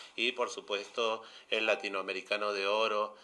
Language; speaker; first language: Spanish; native; Spanish